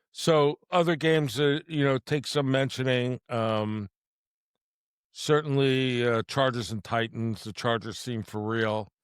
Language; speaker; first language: English; native; English